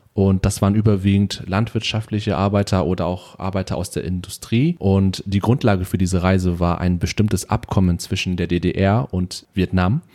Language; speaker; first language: German; native; German